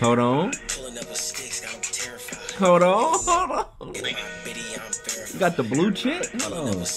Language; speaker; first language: English; native; English